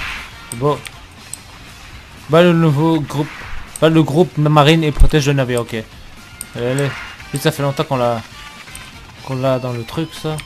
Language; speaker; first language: French; native; French